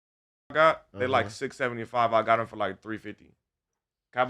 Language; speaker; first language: English; native; English